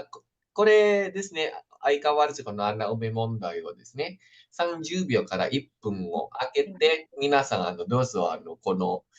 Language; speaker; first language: Japanese; non-native, fluent; Indonesian